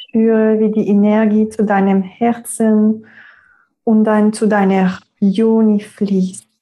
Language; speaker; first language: German; non-native, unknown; French